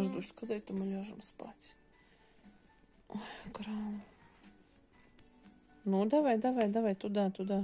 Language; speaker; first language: Russian; native; Russian